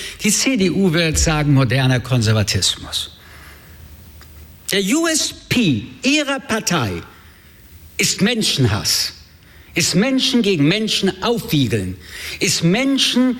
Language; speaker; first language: German; early bilingual, other home language; French